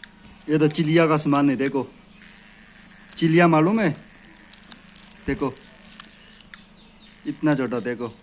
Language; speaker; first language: Hindi; non-native, local second language; Tangkhul Naga (India)